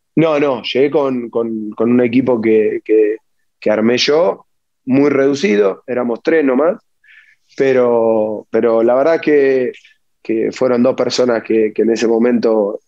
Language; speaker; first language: Spanish; native; Spanish